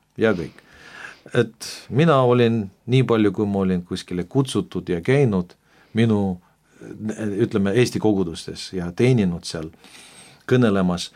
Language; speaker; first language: Estonian; non-native, local second language; Russian